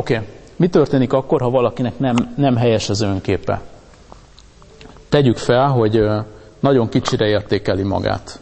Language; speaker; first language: Hungarian; native; Hungarian